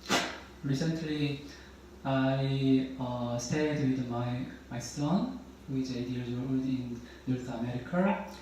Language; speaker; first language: English; non-native, learner; Korean